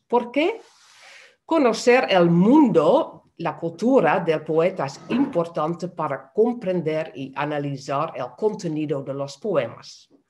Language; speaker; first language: Spanish; non-native, fluent; Dutch